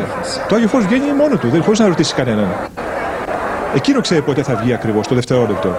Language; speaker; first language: Greek; native; Greek